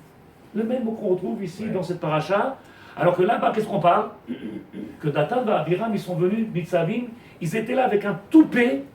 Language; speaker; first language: French; native; French